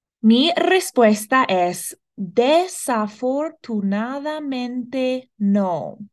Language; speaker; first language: Spanish; non-native, fluent; English